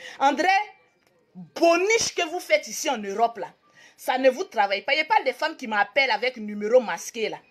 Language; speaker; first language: French; native; French